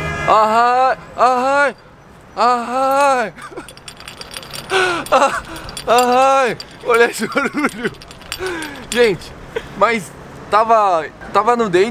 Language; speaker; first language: Portuguese; non-native, learner; Korean